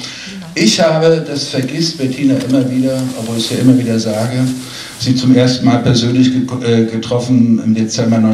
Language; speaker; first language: German; native; German